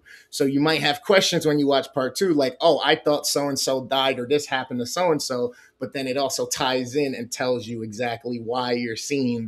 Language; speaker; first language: English; native; English